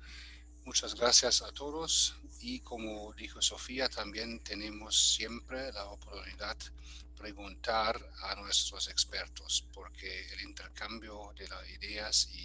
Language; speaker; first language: Spanish; non-native, fluent; German